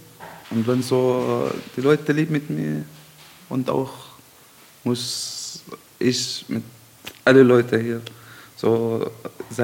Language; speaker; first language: German; non-native, learner; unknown